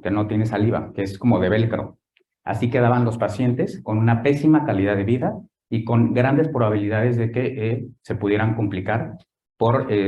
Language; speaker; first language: Spanish; native; Spanish